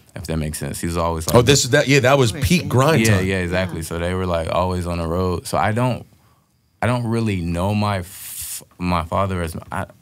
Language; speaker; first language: English; native; English